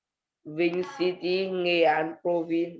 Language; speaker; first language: English; non-native, learner; Vietnamese